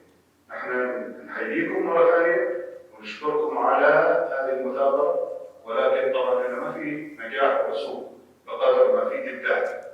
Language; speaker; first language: Arabic; native; Arabic